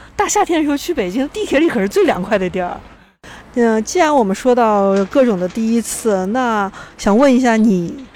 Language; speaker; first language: Chinese; native; Chinese